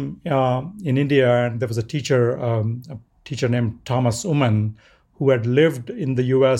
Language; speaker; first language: English; non-native, local second language; Telugu